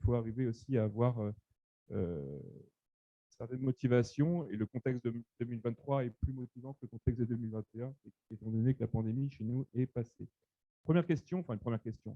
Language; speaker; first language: French; native; French